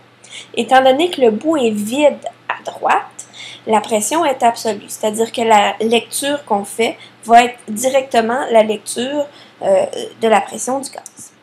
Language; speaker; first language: French; native; French